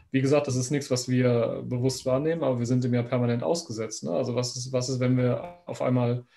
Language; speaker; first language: German; native; German